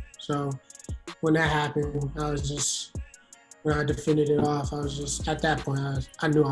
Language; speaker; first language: English; native; English